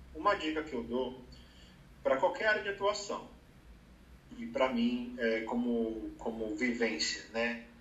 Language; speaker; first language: Portuguese; native; Portuguese